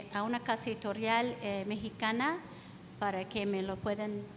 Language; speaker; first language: Spanish; early bilingual, heritage; Spanish